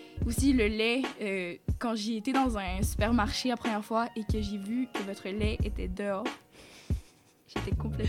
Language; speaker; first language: French; native; French